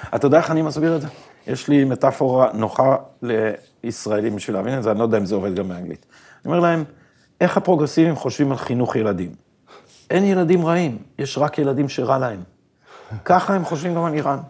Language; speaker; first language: Hebrew; native; Hebrew